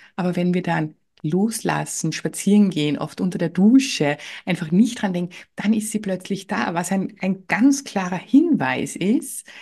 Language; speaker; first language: German; native; German